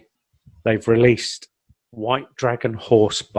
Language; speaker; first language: English; native; English